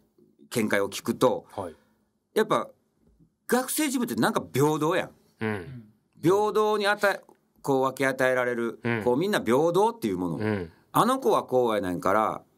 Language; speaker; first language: Japanese; native; Japanese